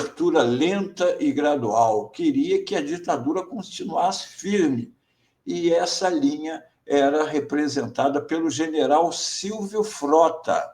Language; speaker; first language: Portuguese; native; Portuguese